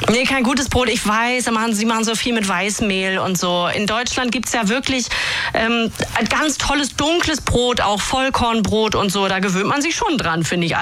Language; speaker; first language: German; native; German